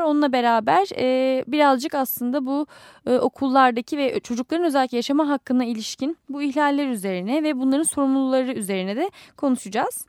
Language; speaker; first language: Turkish; native; Turkish